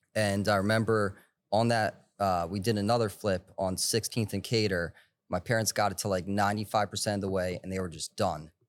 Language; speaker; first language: English; early bilingual, other home language; Hebrew